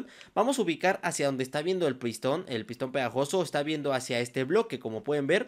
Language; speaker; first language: Spanish; native; Spanish